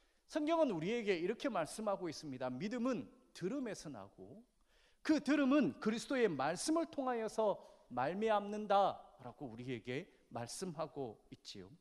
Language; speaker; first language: Korean; native; Korean